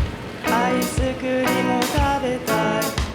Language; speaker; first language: Japanese; early bilingual, heritage; Japanese